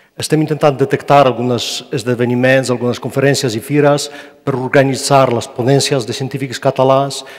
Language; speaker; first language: Catalan; non-native, fluent; Polish